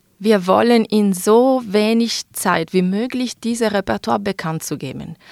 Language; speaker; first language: German; non-native, fluent; Italian